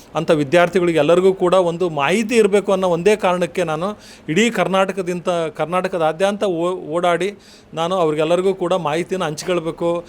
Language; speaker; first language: Kannada; native; Kannada